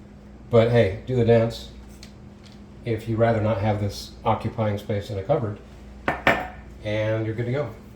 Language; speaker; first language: English; native; English